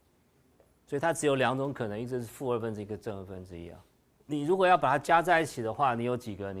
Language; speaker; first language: Chinese; native; Chinese